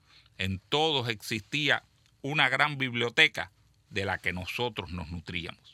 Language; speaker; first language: Spanish; native; Spanish